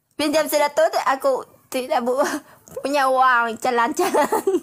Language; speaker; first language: Indonesian; non-native, learner; Vietnamese